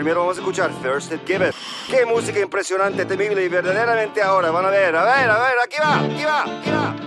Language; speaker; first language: Spanish; non-native, learner; English